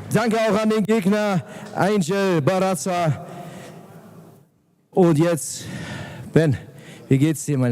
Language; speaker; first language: German; native; German